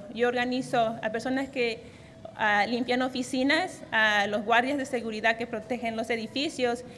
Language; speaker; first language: Spanish; early bilingual, heritage; Spanish